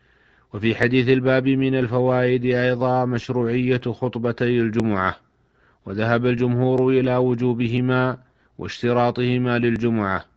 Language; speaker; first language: Arabic; native; Arabic